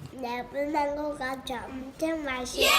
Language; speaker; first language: Korean; early bilingual, heritage; Korean